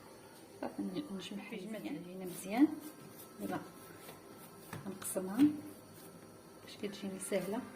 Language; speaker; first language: Arabic; native; Arabic